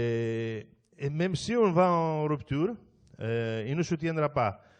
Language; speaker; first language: French; non-native, fluent; Greek